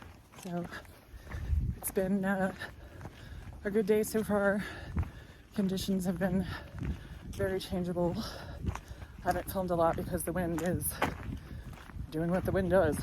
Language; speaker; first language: English; native; English